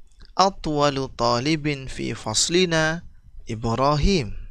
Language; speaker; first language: Arabic; non-native, fluent; Indonesian